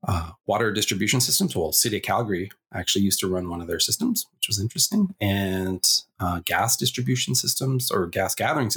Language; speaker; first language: English; native; English